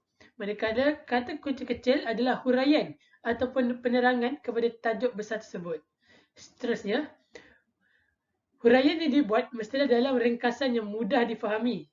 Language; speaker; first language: Malay; native; Malay